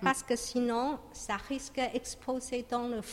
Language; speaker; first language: French; non-native, learner; Chinese